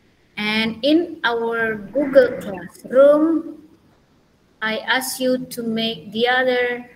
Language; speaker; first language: English; non-native, learner; Indonesian